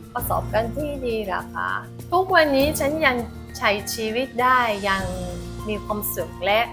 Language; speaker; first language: Thai; non-native, fluent; Japanese